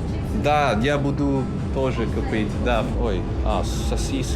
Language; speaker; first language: Russian; non-native, learner; English